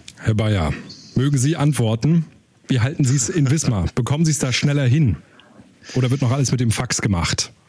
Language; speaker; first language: German; native; German